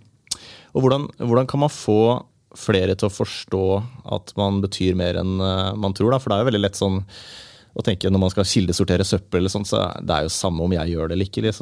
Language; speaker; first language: Norwegian; native; Norwegian